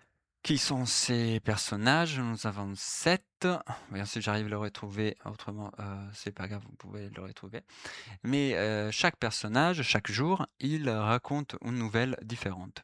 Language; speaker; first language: French; native; French